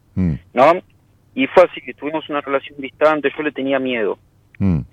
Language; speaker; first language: Spanish; native; Spanish